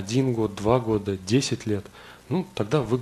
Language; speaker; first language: Russian; native; Russian